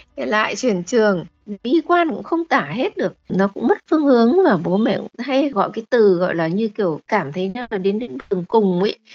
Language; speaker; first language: Vietnamese; native; Vietnamese